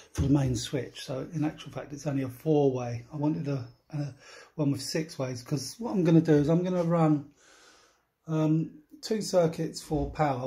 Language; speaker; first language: English; native; English